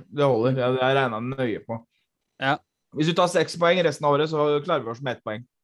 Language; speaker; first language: Norwegian; native; Norwegian